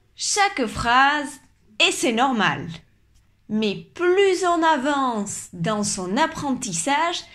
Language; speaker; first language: French; native; French